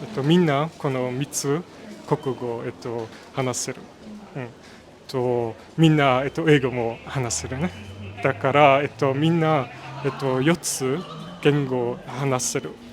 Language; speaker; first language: Japanese; non-native, learner; Luxembourgish